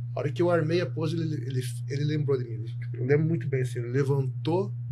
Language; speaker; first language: Portuguese; native; Portuguese